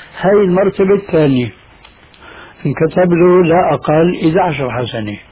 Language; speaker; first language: Arabic; early bilingual, other home language; Albanian